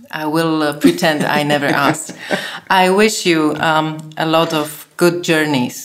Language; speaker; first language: English; non-native, fluent; Slovak